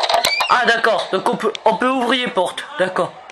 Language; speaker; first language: French; native; French